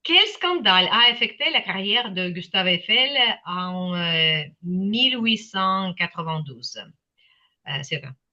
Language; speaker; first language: French; non-native, fluent; Ukrainian